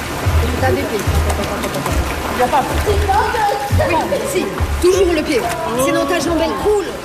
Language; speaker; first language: French; native; French